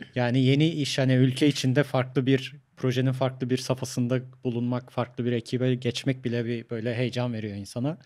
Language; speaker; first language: Turkish; native; Turkish